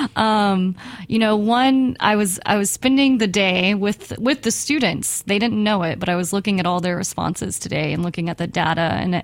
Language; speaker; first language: English; native; English